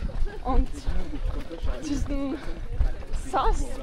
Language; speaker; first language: German; non-native, fluent; French